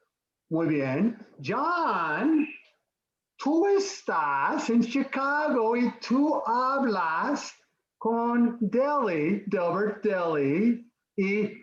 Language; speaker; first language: Spanish; non-native, fluent; English